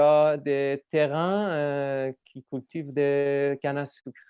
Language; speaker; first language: French; non-native, learner; Persian